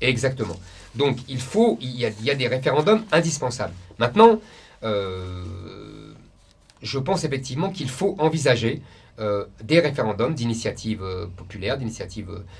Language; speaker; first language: French; native; French